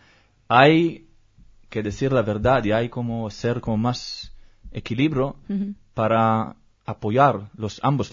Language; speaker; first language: Spanish; non-native, learner; Hebrew